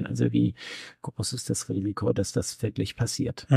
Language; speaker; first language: German; native; German